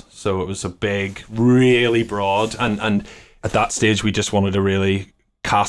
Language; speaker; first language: English; native; English